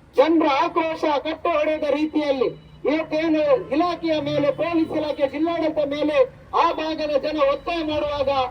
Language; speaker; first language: Kannada; native; Kannada